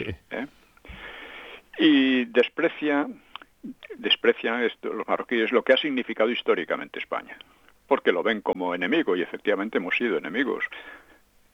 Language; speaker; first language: Spanish; non-native, local second language; Galician